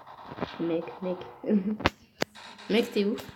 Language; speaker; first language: French; native; French